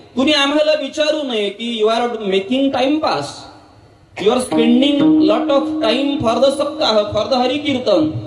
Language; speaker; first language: Hindi; non-native, local second language; Marathi